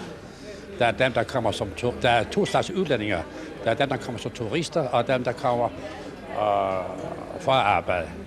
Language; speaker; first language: Danish; native; Danish